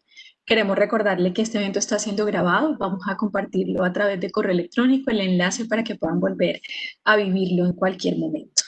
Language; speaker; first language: Spanish; native; Spanish